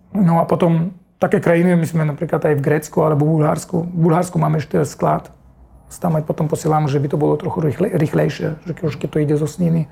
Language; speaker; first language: Slovak; non-native, fluent; Russian